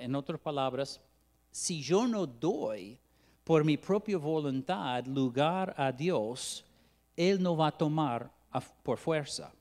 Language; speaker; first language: Spanish; non-native, fluent; English